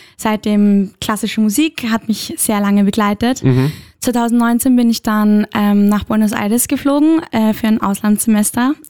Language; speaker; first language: German; native; German